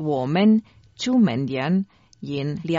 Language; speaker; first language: Chinese; non-native, learner; Croatian